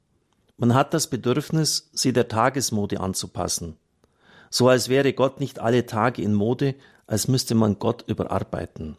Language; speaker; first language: German; native; German